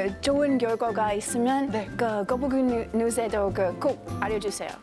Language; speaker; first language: Korean; non-native, fluent; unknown